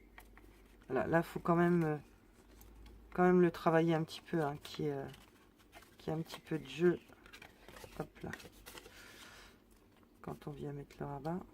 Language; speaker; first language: French; native; French